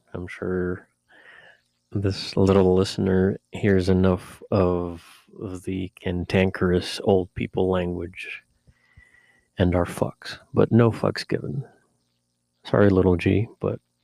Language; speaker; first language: English; native; English